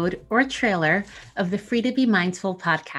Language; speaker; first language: English; early bilingual, other home language; Spanish